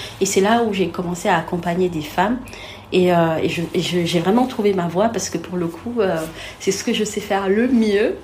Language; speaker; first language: French; non-native, local second language; Wolof